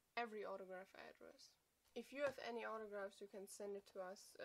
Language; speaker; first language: English; non-native, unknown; German